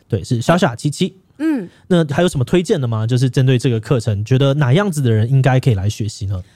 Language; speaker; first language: Chinese; native; Chinese